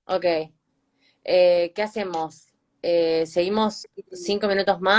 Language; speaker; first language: Spanish; native; Spanish